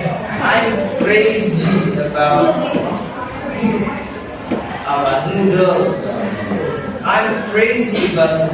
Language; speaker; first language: English; non-native, local second language; Javanese